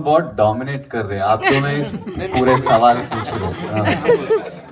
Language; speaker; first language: Hindi; non-native, local second language; Telugu